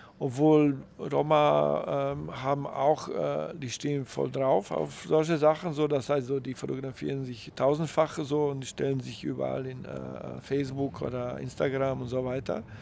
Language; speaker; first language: German; non-native, fluent; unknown